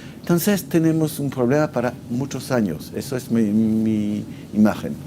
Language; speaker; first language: Spanish; non-native, fluent; French